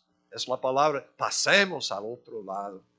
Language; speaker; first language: Spanish; non-native, fluent; English